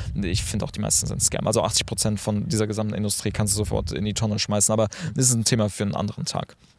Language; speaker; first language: German; early bilingual, other home language; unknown